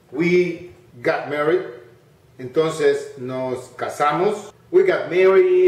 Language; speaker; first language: English; non-native, fluent; Spanish